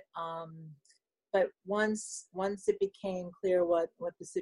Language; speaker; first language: English; native; English